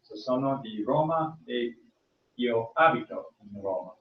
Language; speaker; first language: Italian; non-native, learner; English